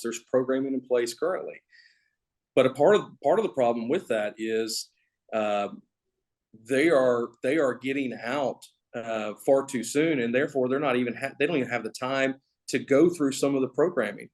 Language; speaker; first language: English; native; English